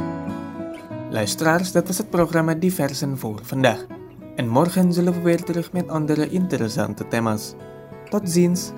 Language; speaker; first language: Dutch; non-native, fluent; Indonesian